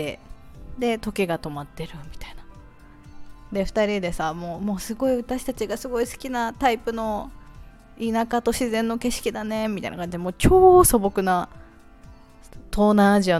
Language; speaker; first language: Japanese; native; Japanese